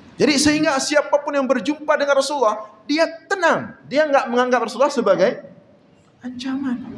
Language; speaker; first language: Malay; non-native, local second language; Achinese